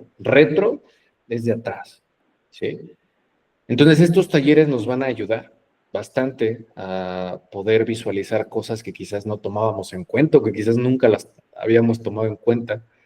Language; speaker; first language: Spanish; native; Spanish